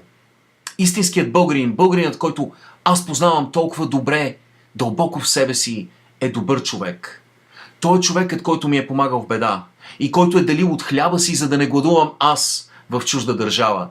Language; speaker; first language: Bulgarian; native; Bulgarian